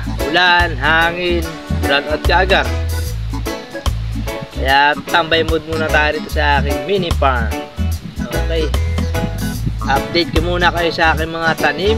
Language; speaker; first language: Filipino; native; Filipino